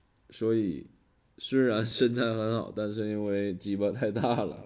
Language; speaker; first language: Chinese; native; Chinese